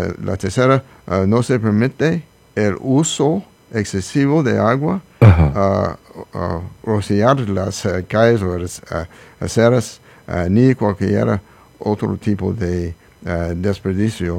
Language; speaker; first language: Spanish; non-native, learner; English